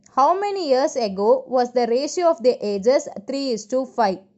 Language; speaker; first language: English; non-native, local second language; Tamil